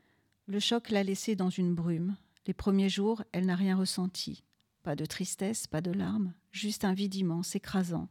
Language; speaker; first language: French; native; French